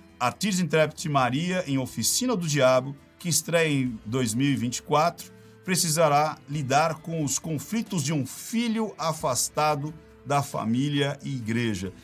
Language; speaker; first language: Portuguese; native; Portuguese